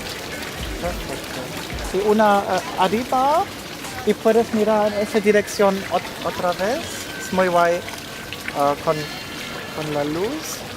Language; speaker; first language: Spanish; non-native, learner; German